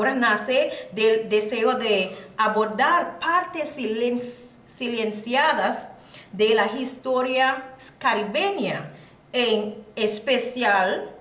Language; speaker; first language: Spanish; non-native, learner; English